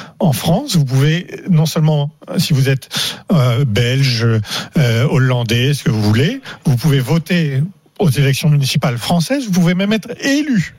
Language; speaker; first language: French; native; French